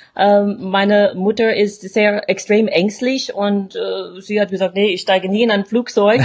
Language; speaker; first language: German; non-native, fluent; English